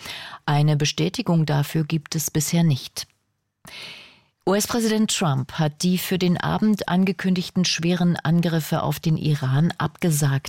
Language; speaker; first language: German; native; German